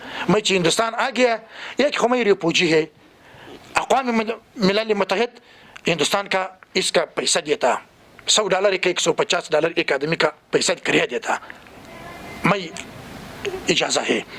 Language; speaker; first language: Hindi; non-native, learner; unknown